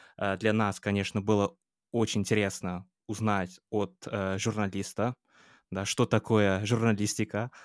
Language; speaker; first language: Russian; non-native, fluent; English